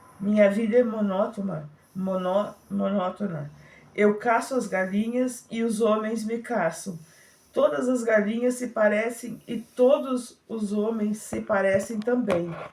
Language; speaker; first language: Portuguese; native; Portuguese